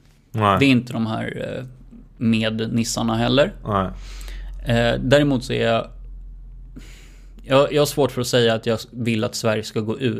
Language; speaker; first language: Swedish; native; Swedish